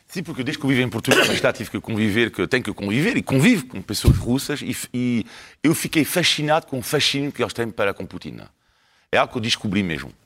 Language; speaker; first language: Portuguese; non-native, fluent; French